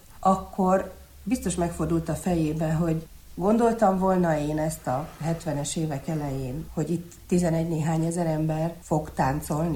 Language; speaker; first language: Hungarian; native; Hungarian